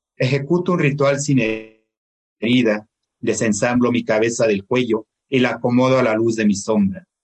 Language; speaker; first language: Spanish; non-native, local second language; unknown